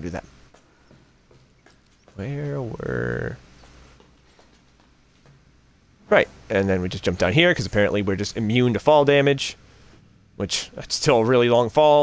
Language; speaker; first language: English; native; English